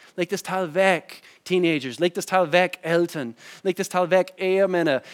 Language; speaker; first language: German; non-native, fluent; English